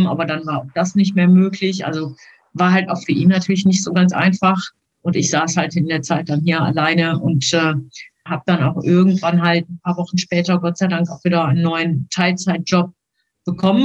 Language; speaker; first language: German; native; German